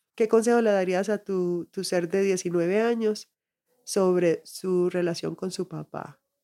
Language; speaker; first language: Spanish; early bilingual, heritage; Spanish